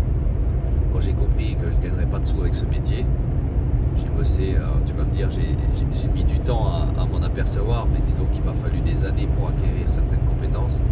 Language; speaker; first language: French; native; French